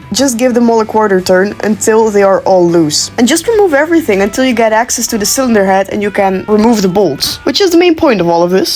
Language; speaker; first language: English; non-native, fluent; Dutch